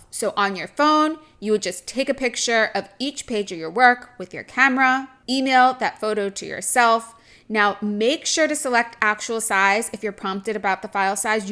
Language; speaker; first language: English; native; English